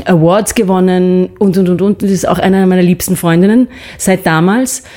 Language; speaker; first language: German; early bilingual, other home language; English